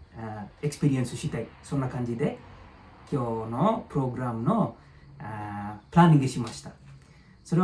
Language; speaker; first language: Japanese; non-native, learner; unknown